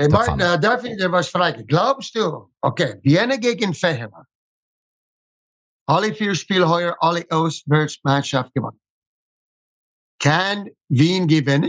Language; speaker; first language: German; non-native, fluent; English